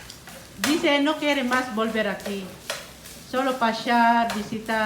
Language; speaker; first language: Spanish; non-native, learner; Filipino